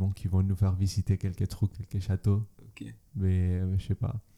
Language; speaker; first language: French; non-native, fluent; Spanish